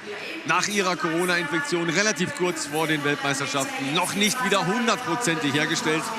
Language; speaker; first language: German; native; German